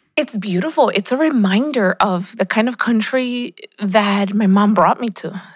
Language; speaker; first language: English; early bilingual, other home language; Spanish